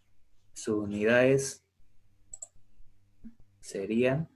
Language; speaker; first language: Spanish; native; Spanish